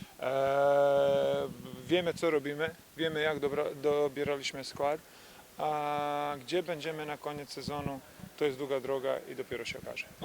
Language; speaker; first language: Polish; non-native, fluent; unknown